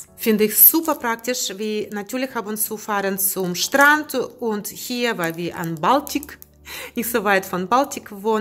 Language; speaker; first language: German; non-native, learner; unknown